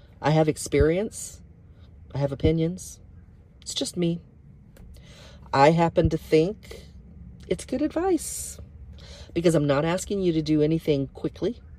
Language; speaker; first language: English; native; English